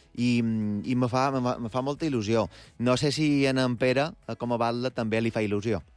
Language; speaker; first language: Catalan; native; Catalan